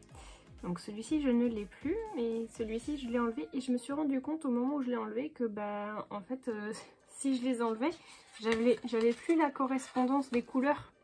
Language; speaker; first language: French; native; French